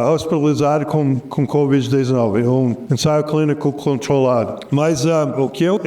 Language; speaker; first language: Portuguese; non-native, fluent; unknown